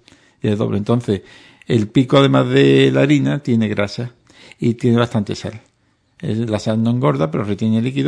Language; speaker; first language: Spanish; native; Spanish